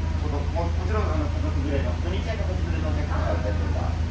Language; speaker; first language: Japanese; native; Japanese